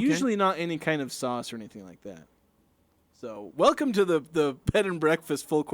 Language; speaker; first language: English; native; English